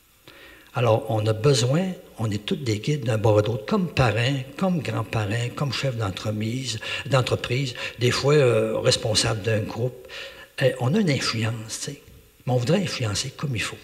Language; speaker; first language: French; native; French